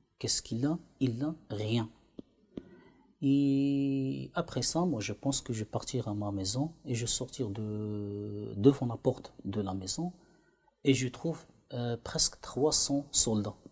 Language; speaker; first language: French; non-native, learner; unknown